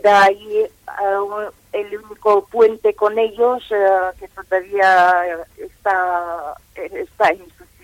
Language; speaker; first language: Spanish; non-native, fluent; Ukrainian